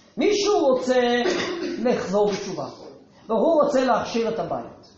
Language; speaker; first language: Hebrew; non-native, fluent; English